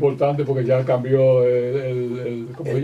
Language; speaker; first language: Spanish; native; Spanish